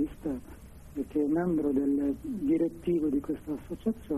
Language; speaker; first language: Italian; non-native, fluent; Arabic